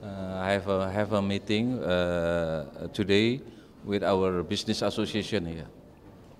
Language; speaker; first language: English; non-native, fluent; Indonesian